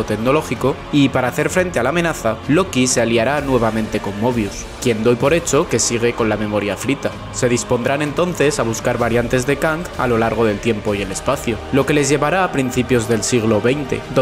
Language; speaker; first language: Spanish; native; Spanish